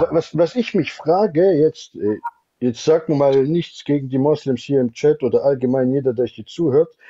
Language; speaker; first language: German; native; German